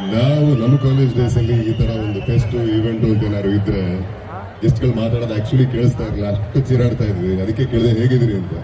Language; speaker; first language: Kannada; native; Kannada